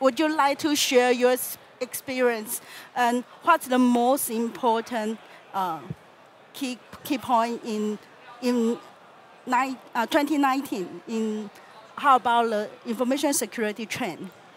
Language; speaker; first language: English; non-native, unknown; Chinese